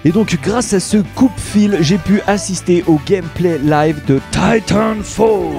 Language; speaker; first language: French; native; French